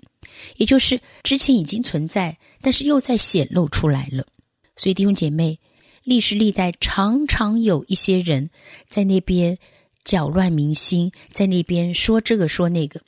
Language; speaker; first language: Chinese; native; Chinese